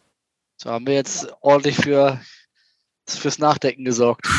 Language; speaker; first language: German; native; German